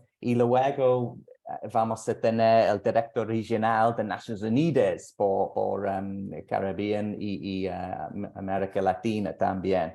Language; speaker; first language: Spanish; non-native, fluent; English